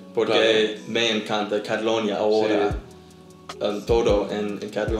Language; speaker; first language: Spanish; non-native, learner; English